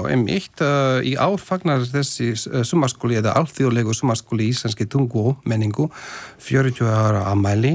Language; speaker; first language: Icelandic; non-native, fluent; Slovak